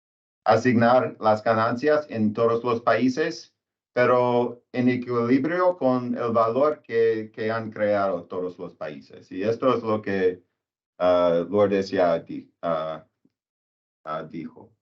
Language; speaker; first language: Spanish; non-native, learner; English